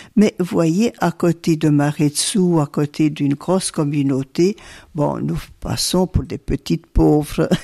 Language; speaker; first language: French; early bilingual, other home language; Italian